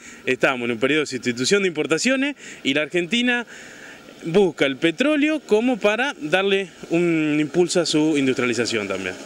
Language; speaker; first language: Spanish; native; Spanish